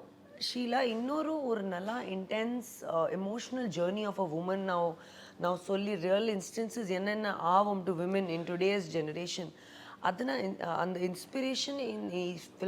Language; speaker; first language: Tamil; non-native, learner; Hindi